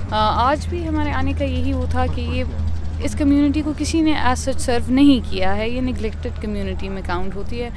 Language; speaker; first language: Urdu; native; Urdu